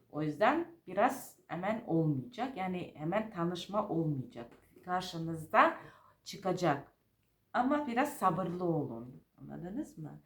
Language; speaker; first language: Turkish; non-native, fluent; Georgian